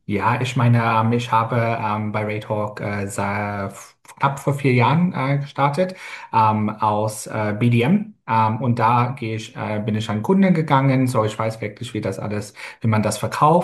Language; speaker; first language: German; non-native, fluent; English